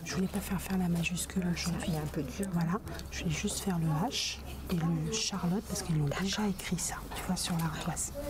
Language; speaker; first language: French; native; French